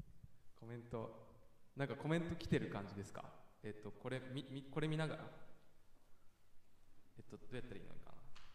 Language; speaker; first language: Japanese; native; Japanese